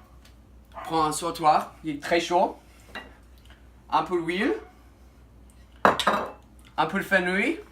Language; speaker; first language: French; non-native, learner; English